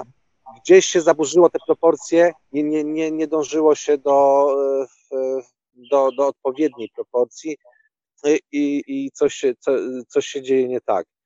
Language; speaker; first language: Polish; native; Polish